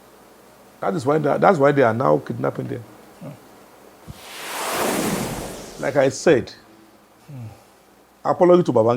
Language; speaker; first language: English; non-native, local second language; Yoruba